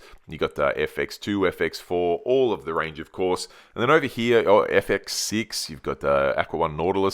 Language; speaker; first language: English; native; English